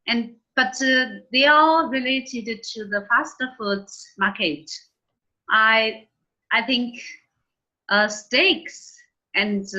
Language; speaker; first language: English; non-native, learner; Chinese